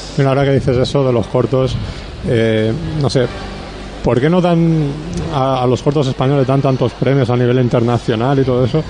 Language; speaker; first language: Spanish; native; Spanish